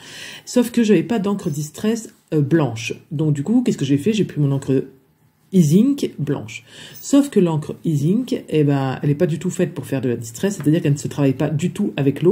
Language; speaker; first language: French; native; French